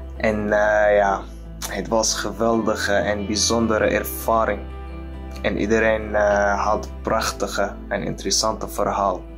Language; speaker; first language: Dutch; non-native, learner; Arabic